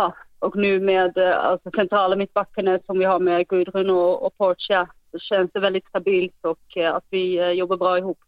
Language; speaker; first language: Swedish; non-native, fluent; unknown